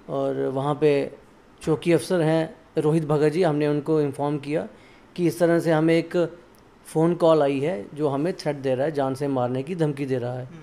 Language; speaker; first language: Hindi; native; Hindi